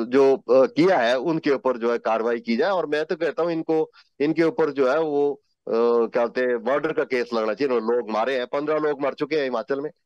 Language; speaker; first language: Hindi; native; Hindi